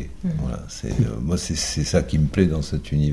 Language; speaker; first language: French; native; French